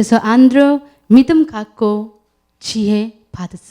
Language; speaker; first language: Korean; non-native, learner; Urdu